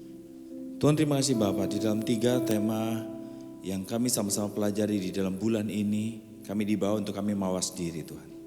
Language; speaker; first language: Indonesian; native; Indonesian